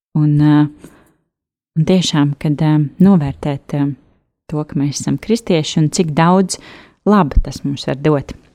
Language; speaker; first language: Latvian; native; Latvian